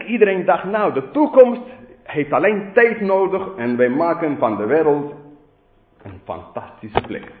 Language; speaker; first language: Dutch; non-native, fluent; English